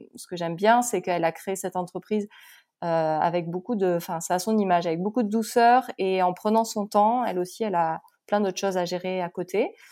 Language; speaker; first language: French; native; French